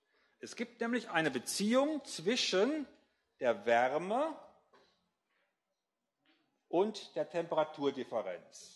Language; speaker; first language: German; native; German